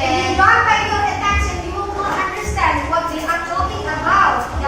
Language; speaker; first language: English; non-native, fluent; Indonesian